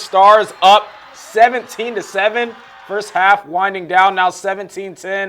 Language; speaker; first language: English; native; English